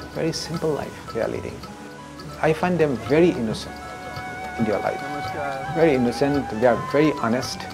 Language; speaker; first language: English; non-native, local second language; Newari